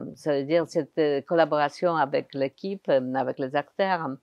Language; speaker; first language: French; non-native, fluent; Polish